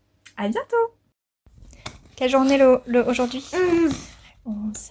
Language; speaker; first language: French; native; French